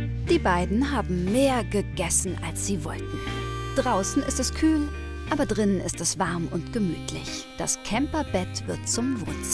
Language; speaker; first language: German; native; German